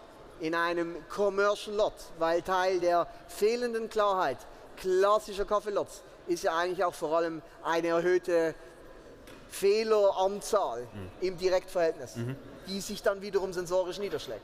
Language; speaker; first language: German; native; German